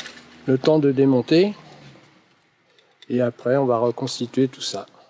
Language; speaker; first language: French; native; French